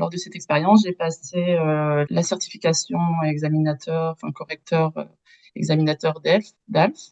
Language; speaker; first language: French; native; French